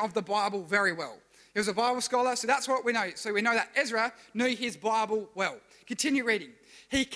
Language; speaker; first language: English; native; English